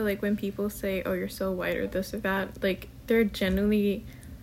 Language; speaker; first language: English; non-native, local second language; Urdu